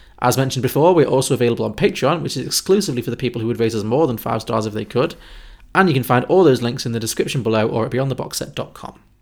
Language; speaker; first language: English; native; English